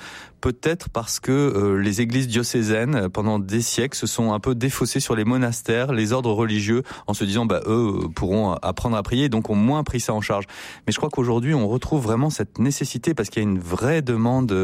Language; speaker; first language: French; native; French